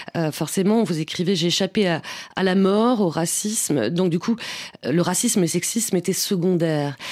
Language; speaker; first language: French; native; French